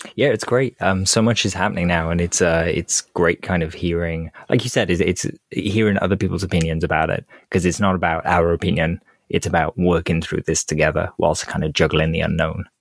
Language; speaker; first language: English; native; English